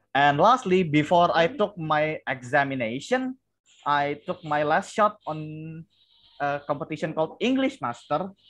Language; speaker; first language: English; non-native, fluent; Indonesian